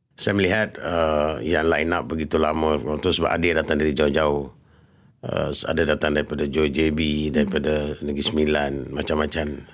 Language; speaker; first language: Malay; early bilingual, other home language; Rohingya